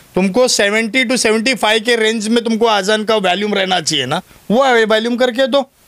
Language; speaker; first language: Hindi; non-native, local second language; Urdu